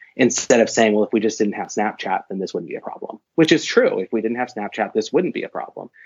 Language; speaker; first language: English; native; English